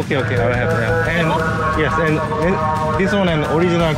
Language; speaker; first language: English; non-native, learner; Korean